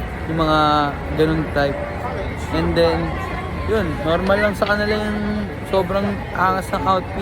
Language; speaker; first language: Filipino; native; Filipino